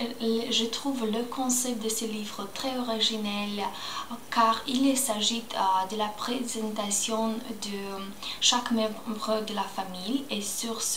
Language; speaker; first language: French; non-native, learner; Spanish